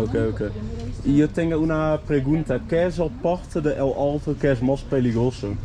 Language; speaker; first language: Spanish; non-native, learner; Dutch